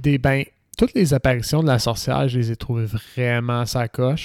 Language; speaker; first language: French; native; French